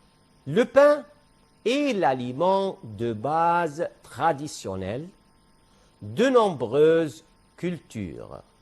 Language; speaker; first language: French; non-native, fluent; Arabic